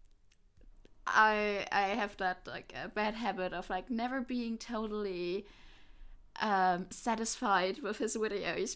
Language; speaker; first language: English; non-native, fluent; German